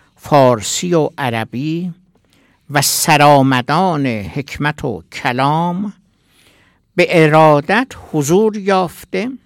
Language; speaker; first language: Persian; non-native, local second language; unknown